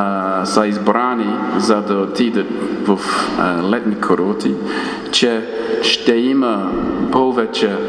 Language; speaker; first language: Bulgarian; non-native, fluent; English